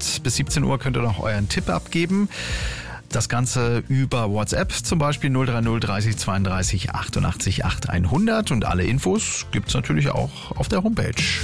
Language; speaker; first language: German; native; German